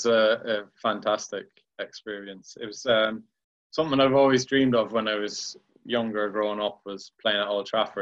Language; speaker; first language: English; native; English